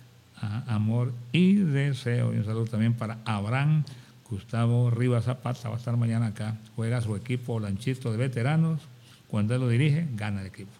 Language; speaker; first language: Spanish; native; Spanish